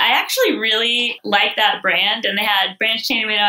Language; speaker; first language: English; native; English